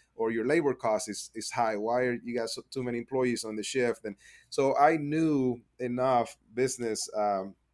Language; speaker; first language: English; non-native, fluent; Spanish